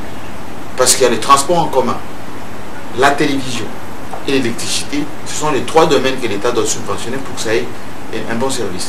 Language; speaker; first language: French; non-native, local second language; Luba-Lulua